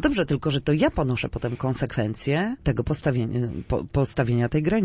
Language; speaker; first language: Polish; native; Polish